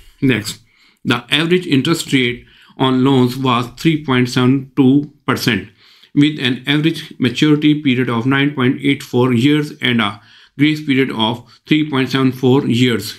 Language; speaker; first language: English; non-native, local second language; Urdu